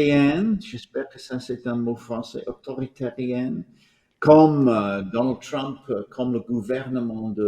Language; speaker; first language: French; non-native, fluent; English